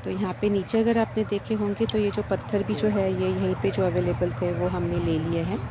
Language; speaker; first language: Hindi; non-native, local second language; Marathi